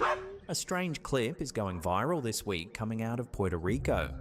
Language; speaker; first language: English; native; English